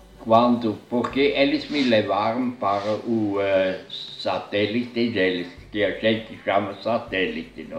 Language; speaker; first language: Portuguese; non-native, fluent; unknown